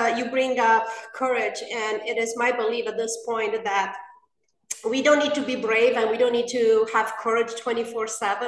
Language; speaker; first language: English; non-native, fluent; Romanian